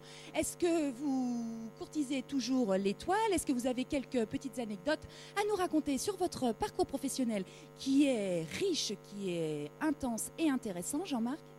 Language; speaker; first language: French; native; French